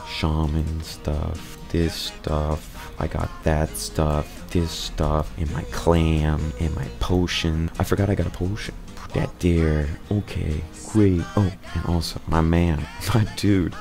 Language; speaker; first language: English; native; English